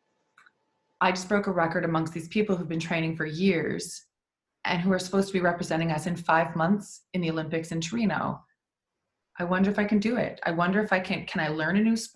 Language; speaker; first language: English; native; English